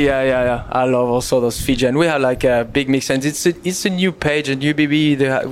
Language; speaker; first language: English; non-native, learner; French